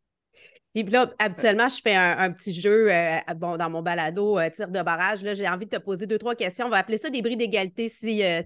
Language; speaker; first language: French; native; French